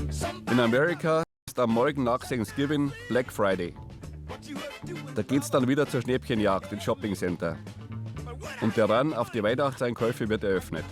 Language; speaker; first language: German; native; German